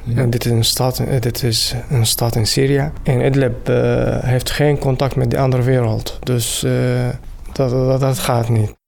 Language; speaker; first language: Dutch; non-native, fluent; Arabic